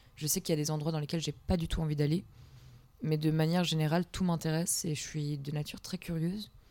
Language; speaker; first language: French; native; French